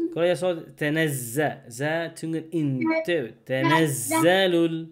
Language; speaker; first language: Swedish; non-native, fluent; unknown